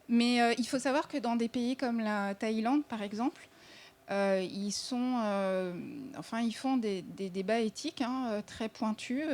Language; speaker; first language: French; native; French